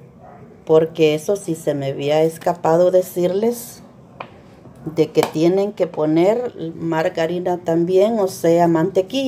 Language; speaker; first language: Spanish; native; Spanish